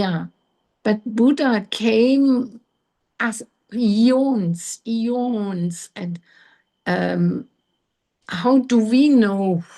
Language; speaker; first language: English; non-native, learner; German